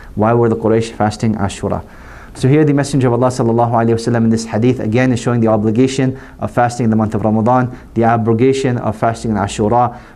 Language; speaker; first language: English; native; English